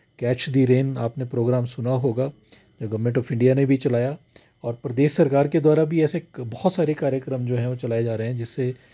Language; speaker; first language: Hindi; native; Hindi